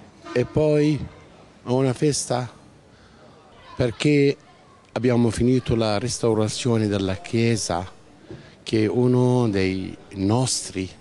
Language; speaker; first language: Italian; non-native, fluent; Arabic